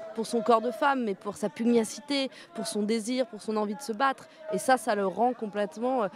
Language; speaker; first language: French; native; French